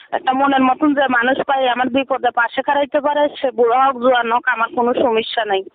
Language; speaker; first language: Bangla; native; Bangla